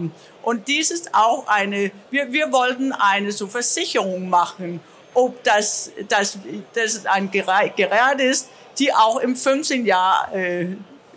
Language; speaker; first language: German; non-native, learner; Danish